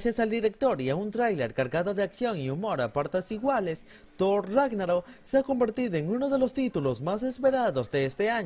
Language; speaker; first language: Spanish; native; Spanish